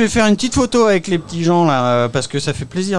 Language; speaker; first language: French; native; French